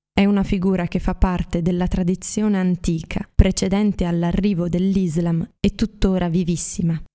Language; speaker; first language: Italian; native; Italian